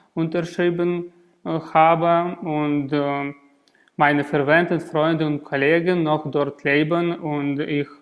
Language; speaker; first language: German; non-native, learner; Russian